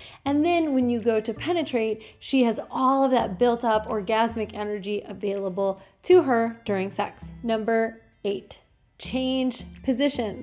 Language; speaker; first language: English; native; English